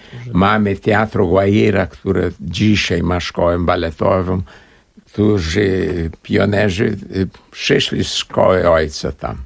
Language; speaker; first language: Polish; early bilingual, heritage; Portuguese